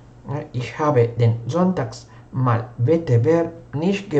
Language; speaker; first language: German; non-native, fluent; Spanish